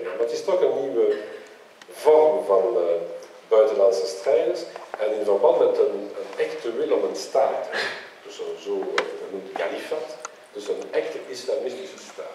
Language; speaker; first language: Dutch; non-native, local second language; French